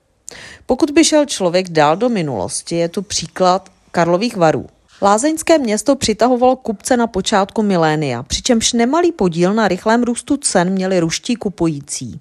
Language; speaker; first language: Czech; native; Czech